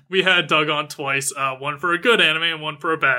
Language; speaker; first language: English; native; English